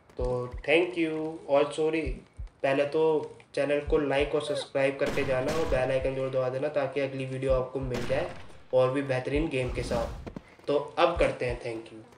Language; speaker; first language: Hindi; native; Hindi